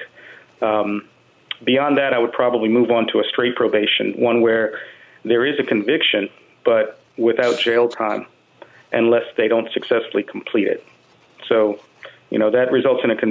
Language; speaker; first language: English; native; English